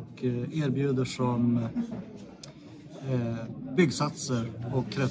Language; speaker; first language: Swedish; native; Swedish